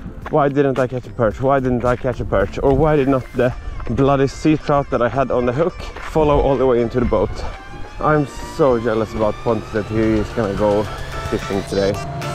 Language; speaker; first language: English; non-native, fluent; Swedish